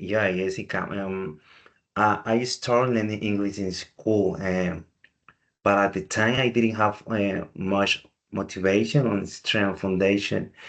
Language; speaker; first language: English; non-native, learner; Spanish